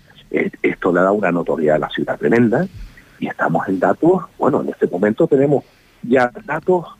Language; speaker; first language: Spanish; native; Spanish